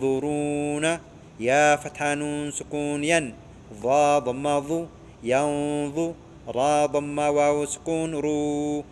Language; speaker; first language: Arabic; non-native, fluent; Oromo